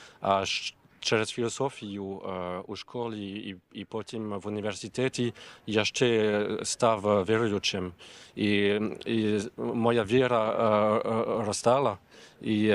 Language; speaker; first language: Ukrainian; non-native, learner; French